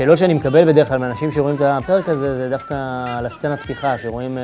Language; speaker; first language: Hebrew; native; Hebrew